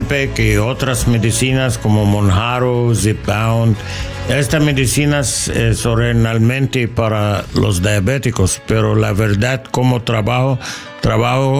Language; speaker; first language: Spanish; non-native, learner; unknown